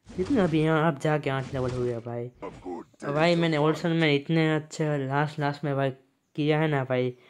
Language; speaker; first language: Hindi; non-native, local second language; Gujarati